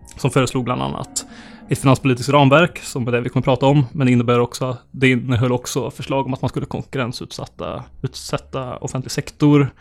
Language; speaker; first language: Swedish; native; Swedish